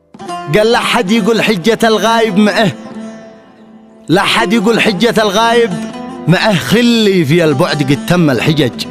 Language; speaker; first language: Arabic; native; Arabic